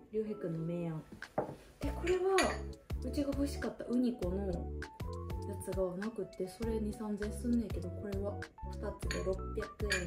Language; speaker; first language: Japanese; native; Japanese